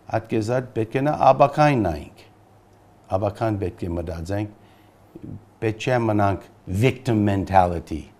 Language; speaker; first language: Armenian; early bilingual, heritage; Armenian